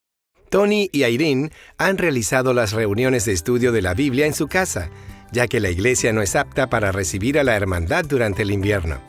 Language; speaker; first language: Spanish; native; Spanish